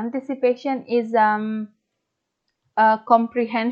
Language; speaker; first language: English; non-native, fluent; Indonesian